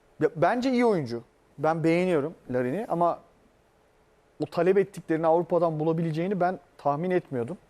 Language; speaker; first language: Turkish; native; Turkish